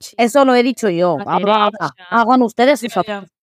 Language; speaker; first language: Spanish; early bilingual, other home language; Arabic